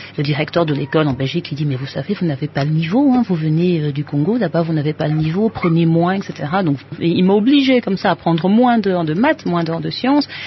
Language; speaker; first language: French; native; French